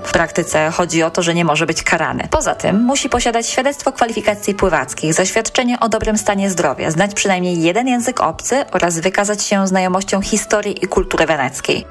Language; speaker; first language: Polish; native; Polish